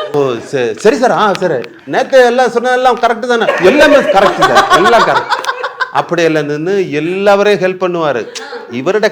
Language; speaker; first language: Tamil; non-native, learner; Malayalam